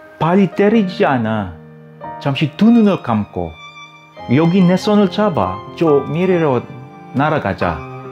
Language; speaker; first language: Korean; non-native, learner; Filipino